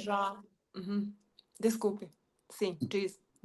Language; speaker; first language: Portuguese; non-native, fluent; Hungarian